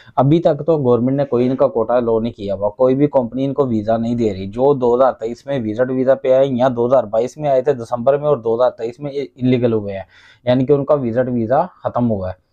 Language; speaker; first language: Urdu; non-native, local second language; Punjabi